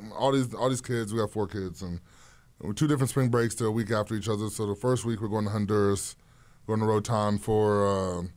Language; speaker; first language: English; native; English